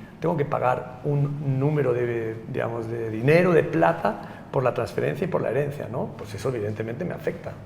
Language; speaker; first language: Spanish; native; Spanish